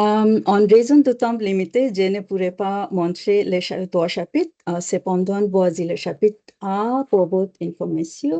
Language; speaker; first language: French; non-native, learner; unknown